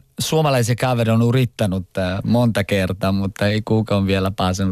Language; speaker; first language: Finnish; non-native, local second language; Italian